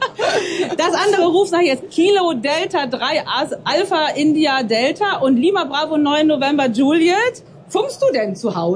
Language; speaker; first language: German; native; German